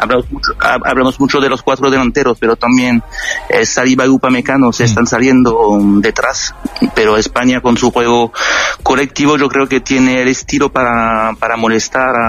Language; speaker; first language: Spanish; non-native, fluent; French